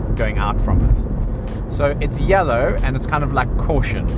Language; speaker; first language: English; native; English